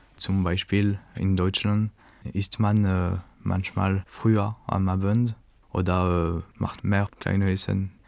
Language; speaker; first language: German; non-native, fluent; French